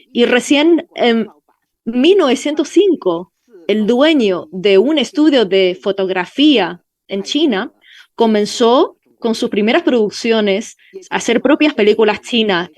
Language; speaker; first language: Spanish; non-native, fluent; Chinese